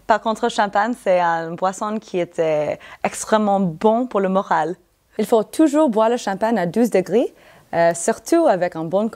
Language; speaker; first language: French; non-native, fluent; English